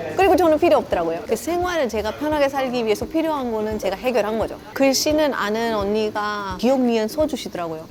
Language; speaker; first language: Korean; non-native, fluent; Hindi